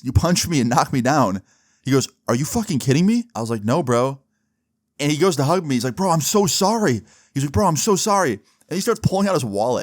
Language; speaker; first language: English; native; English